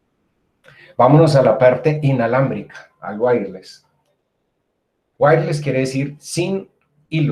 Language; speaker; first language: Spanish; native; Spanish